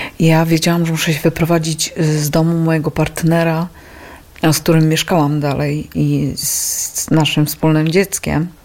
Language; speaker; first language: Polish; native; Polish